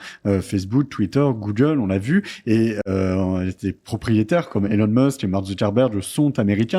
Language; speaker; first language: French; native; French